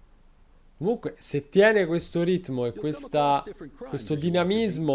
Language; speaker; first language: Italian; native; Italian